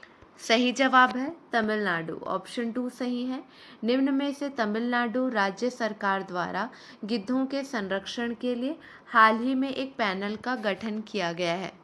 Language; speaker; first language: Hindi; native; Hindi